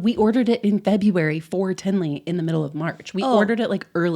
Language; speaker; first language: English; native; English